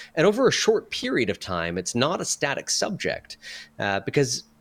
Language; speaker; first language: English; native; English